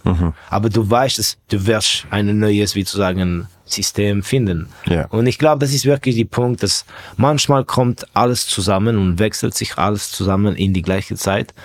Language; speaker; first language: German; non-native, fluent; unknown